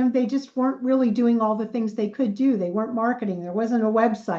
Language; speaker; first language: English; native; English